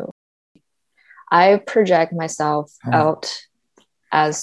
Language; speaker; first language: English; non-native, fluent; Chinese